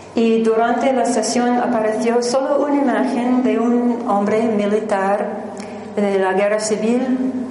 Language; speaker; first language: Spanish; non-native, fluent; English